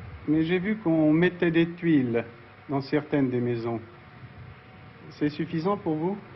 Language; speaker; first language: French; native; French